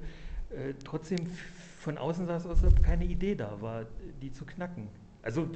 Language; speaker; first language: German; native; German